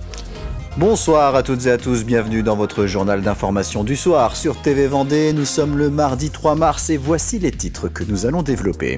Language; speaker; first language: French; native; French